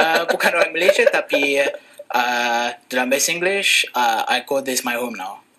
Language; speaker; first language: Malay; non-native, fluent; English